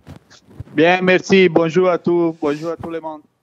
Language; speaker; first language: French; non-native, learner; Italian